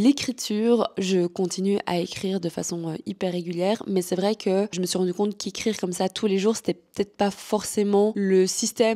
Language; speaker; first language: French; native; French